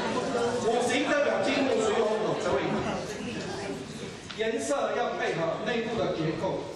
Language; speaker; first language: Chinese; native; Chinese